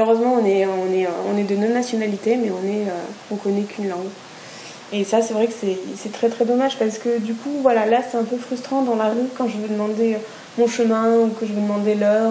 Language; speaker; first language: French; native; French